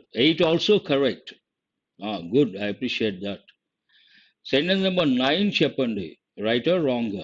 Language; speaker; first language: English; non-native, local second language; Telugu